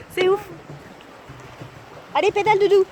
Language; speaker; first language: French; native; French